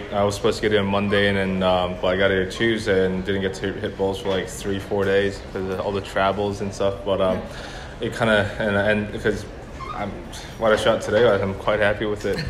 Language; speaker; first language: English; early bilingual, other home language; Korean